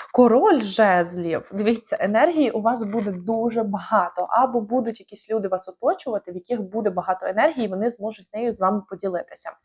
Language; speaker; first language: Ukrainian; non-native, local second language; Russian